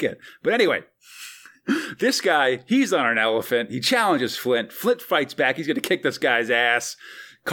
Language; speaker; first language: English; native; English